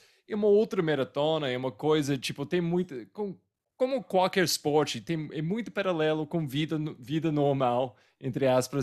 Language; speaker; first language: Portuguese; non-native, fluent; English